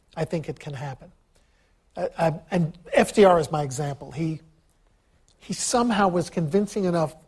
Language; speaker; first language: English; early bilingual, other home language; Ukrainian